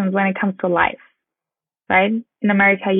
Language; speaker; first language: English; non-native, fluent; German